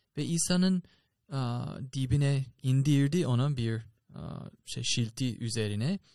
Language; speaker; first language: Turkish; non-native, fluent; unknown